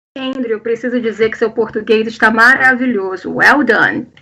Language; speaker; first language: Portuguese; native; Portuguese